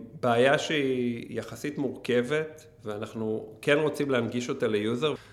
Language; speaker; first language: Hebrew; native; Hebrew